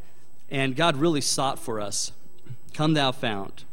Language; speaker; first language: English; native; English